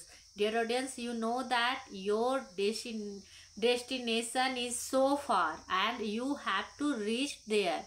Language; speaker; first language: English; non-native, local second language; Hindi